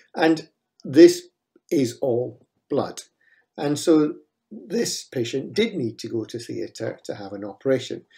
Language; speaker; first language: English; native; English